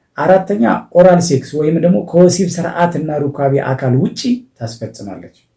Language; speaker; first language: Amharic; native; Amharic